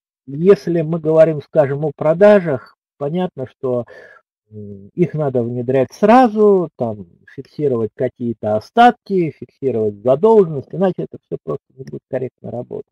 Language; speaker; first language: Russian; native; Russian